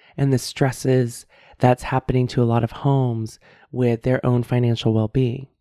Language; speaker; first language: English; native; English